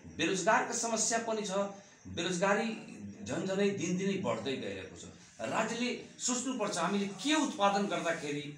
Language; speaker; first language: Nepali; non-native, local second language; Bhojpuri